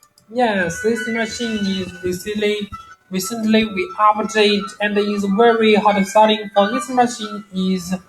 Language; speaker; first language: English; non-native, learner; Chinese